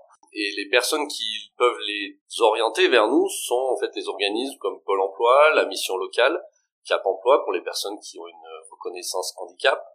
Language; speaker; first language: French; native; French